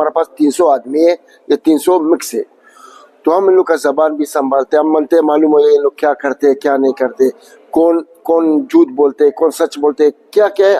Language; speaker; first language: Hindi; non-native, learner; Arabic